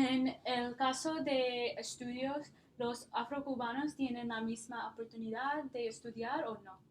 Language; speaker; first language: Spanish; non-native, learner; English